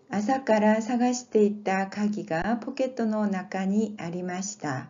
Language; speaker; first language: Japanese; non-native, fluent; Korean